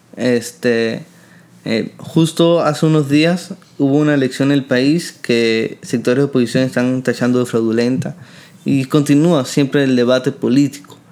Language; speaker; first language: Spanish; native; Spanish